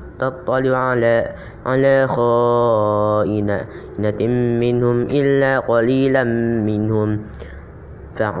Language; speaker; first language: Arabic; non-native, learner; Indonesian